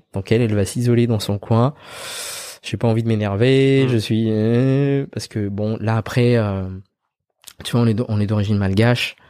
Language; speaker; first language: French; early bilingual, other home language; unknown